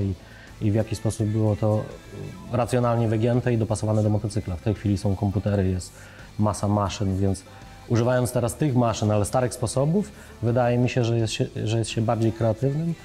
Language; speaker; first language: Polish; native; Polish